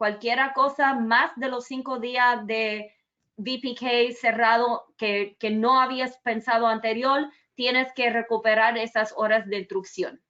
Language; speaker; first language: Spanish; early bilingual, other home language; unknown